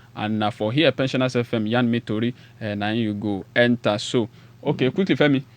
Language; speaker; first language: Nigerian Pidgin; non-native, local second language; Yoruba